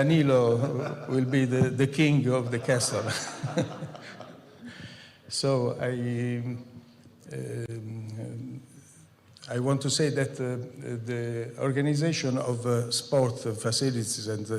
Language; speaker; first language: English; non-native, fluent; Italian